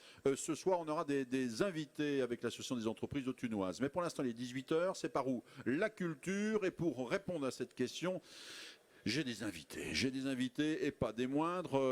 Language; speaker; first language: French; native; French